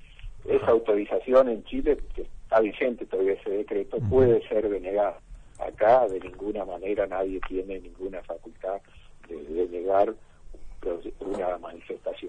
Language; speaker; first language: Spanish; native; Spanish